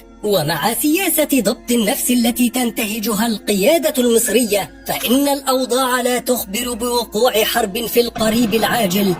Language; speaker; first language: Arabic; native; Arabic